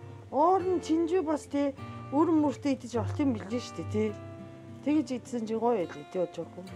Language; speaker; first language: Mongolian; non-native, fluent; Japanese